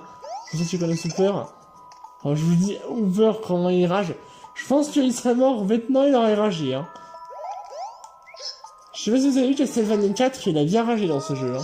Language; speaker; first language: French; native; French